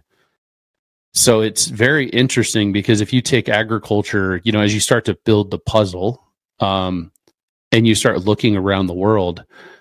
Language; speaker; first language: English; native; English